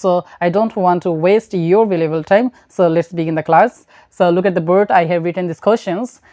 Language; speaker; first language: English; non-native, local second language; Bangla